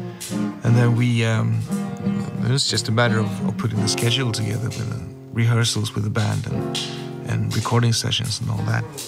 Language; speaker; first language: English; non-native, fluent; Swedish